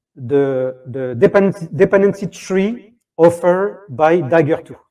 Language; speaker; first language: English; non-native, fluent; French